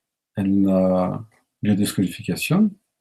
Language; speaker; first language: Spanish; non-native, learner; French